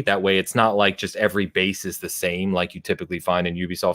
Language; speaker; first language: English; native; English